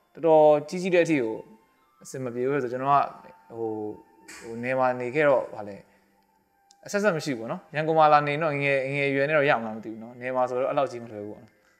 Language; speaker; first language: Burmese; non-native, local second language; Shan